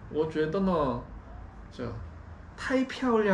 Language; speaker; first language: Chinese; non-native, learner; Korean